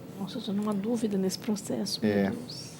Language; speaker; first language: Portuguese; native; Portuguese